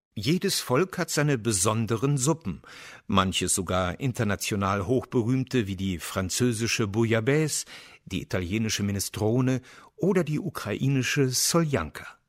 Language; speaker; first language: German; native; German